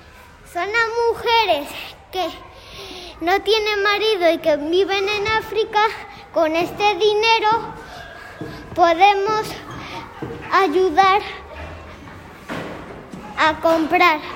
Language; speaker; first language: Spanish; native; Spanish